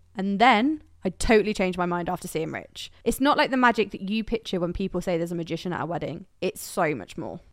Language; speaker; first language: English; native; English